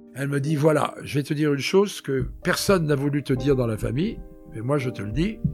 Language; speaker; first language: French; native; French